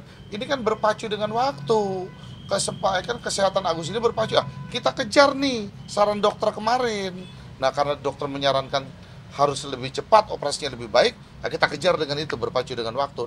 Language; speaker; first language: Indonesian; native; Indonesian